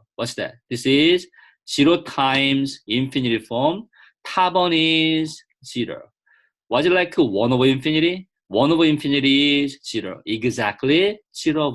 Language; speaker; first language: English; non-native, fluent; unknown